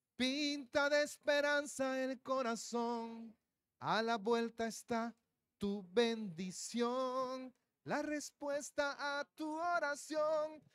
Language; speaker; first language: Spanish; native; Spanish